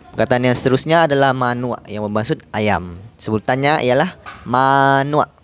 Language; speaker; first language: Malay; non-native, local second language; Iban